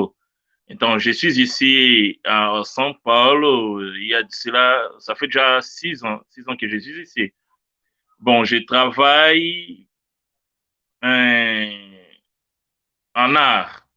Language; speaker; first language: French; non-native, local second language; Luba-Lulua